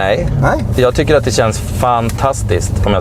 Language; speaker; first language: Swedish; native; Swedish